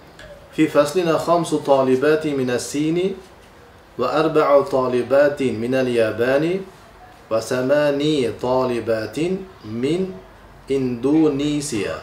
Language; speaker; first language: Arabic; non-native, fluent; Uzbek